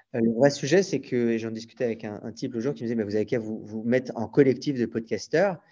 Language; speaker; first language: French; native; French